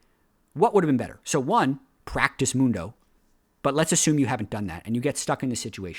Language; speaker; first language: English; native; English